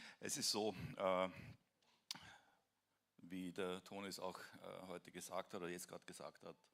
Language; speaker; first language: German; native; German